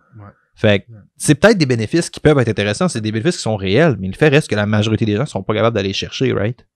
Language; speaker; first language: French; native; French